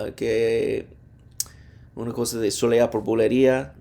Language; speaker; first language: Spanish; non-native, learner; English